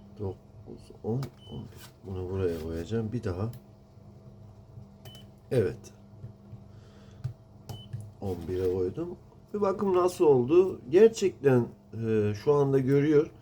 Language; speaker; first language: Turkish; non-native, learner; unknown